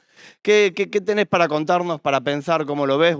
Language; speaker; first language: Spanish; native; Spanish